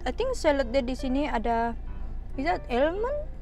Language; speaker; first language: English; non-native, local second language; Malay